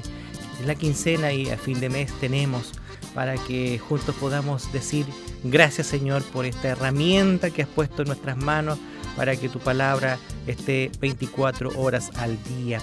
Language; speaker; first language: Spanish; native; Spanish